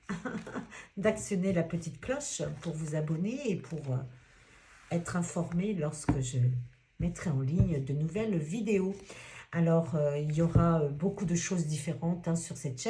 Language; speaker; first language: French; native; French